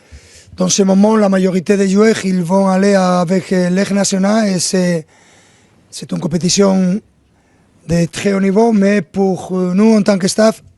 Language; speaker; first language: French; non-native, fluent; Spanish